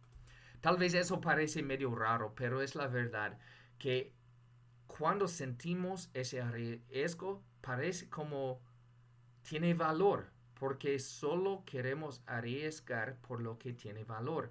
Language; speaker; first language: Spanish; non-native, fluent; English